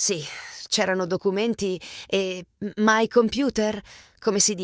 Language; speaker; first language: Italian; non-native, learner; English